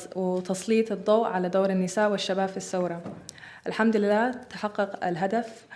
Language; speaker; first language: Arabic; early bilingual, other home language; English